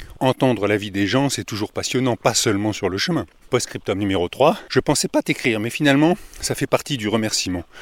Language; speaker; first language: French; native; French